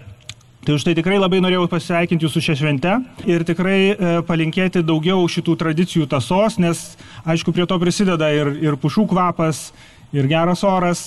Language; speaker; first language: Lithuanian; native; Lithuanian